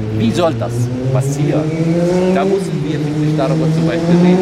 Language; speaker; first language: German; non-native, fluent; Arabic